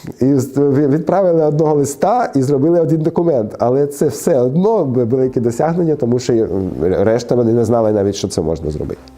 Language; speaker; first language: Ukrainian; non-native, local second language; Russian